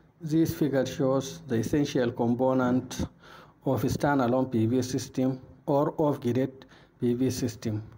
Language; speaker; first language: English; non-native, fluent; Arabic